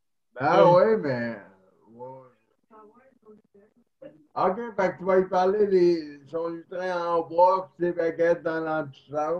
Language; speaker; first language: French; native; French